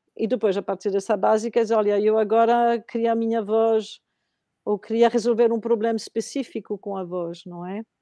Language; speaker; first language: Portuguese; non-native, fluent; Spanish